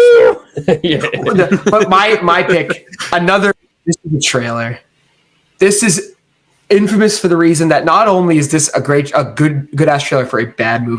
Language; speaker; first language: English; native; English